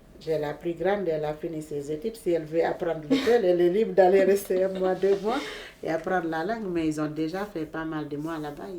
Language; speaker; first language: French; non-native, local second language; Fula